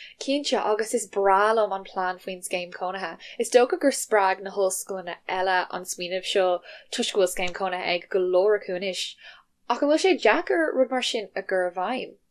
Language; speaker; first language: Irish; non-native, local second language; English